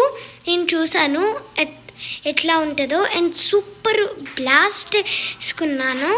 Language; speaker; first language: Telugu; early bilingual, heritage; Telugu